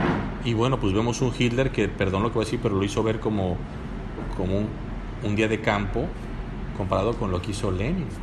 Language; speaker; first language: Spanish; native; Spanish